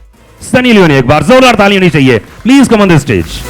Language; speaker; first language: Hindi; native; Hindi